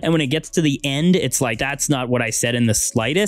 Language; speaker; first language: English; native; English